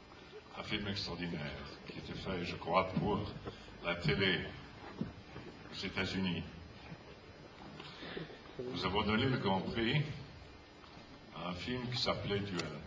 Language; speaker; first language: French; non-native, fluent; English